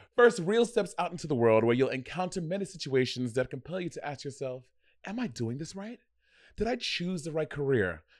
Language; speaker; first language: English; native; English